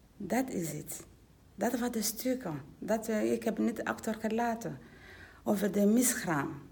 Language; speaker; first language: Dutch; non-native, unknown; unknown